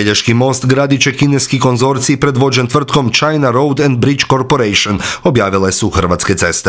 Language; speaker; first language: Croatian; native; Croatian